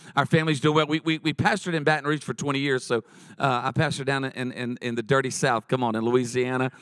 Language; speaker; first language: English; native; English